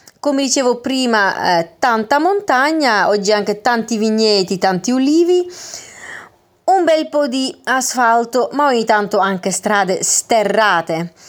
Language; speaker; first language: Italian; non-native, fluent; Dutch